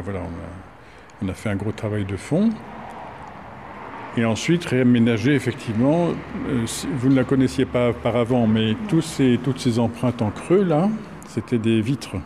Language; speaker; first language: French; native; French